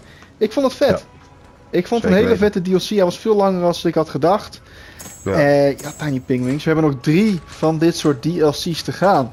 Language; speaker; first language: Dutch; native; Dutch